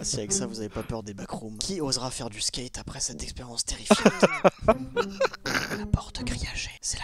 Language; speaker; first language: French; native; French